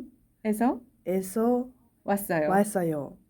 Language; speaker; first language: Korean; non-native, learner; German